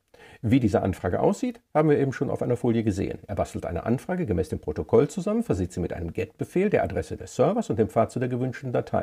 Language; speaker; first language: German; native; German